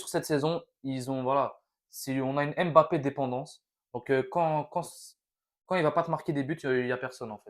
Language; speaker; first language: French; native; French